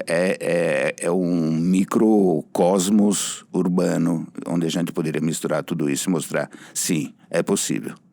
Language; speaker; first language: Portuguese; non-native, fluent; Italian